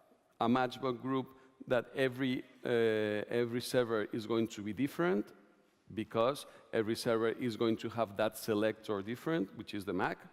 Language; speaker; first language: English; non-native, fluent; Spanish